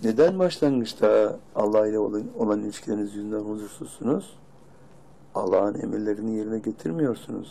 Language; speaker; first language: Turkish; native; Turkish